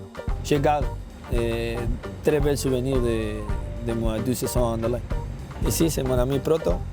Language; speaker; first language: French; non-native, learner; Spanish